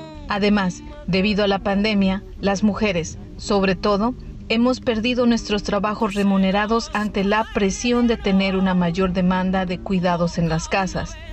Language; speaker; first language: Spanish; native; Spanish